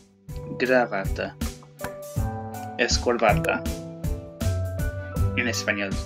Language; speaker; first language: Portuguese; non-native, learner; English